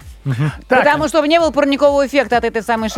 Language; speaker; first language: Russian; native; Russian